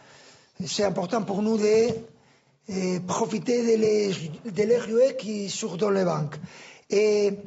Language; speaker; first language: French; non-native, fluent; Spanish